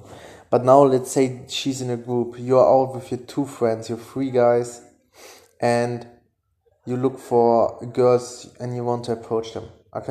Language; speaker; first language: English; non-native, fluent; German